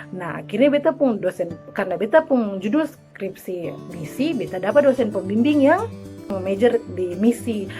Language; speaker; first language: Indonesian; native; Indonesian